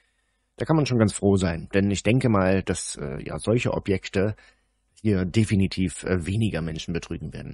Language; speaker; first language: German; native; German